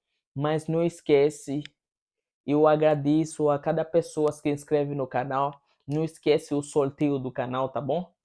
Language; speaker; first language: Portuguese; non-native, fluent; Haitian Creole